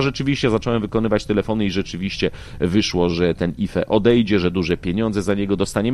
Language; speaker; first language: Polish; native; Polish